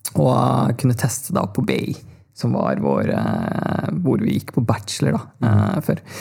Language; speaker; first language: Norwegian; early bilingual, other home language; Tamil